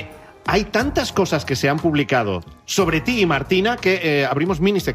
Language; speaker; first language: Spanish; native; Spanish